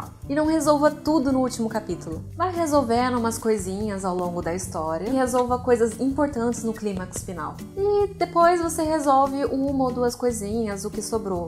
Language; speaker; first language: Portuguese; native; Portuguese